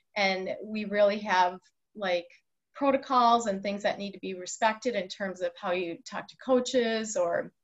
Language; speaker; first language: English; native; English